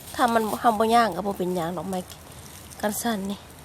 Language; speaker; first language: Thai; native; Thai